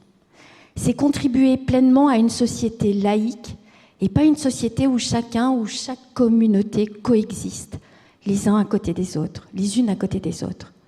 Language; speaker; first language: French; native; French